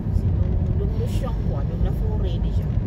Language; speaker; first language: French; non-native, fluent; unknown